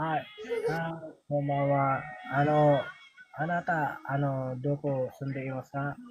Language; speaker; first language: Japanese; non-native, learner; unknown